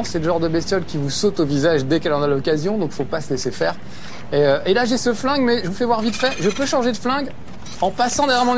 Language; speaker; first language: French; native; French